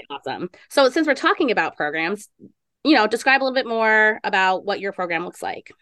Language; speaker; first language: English; native; English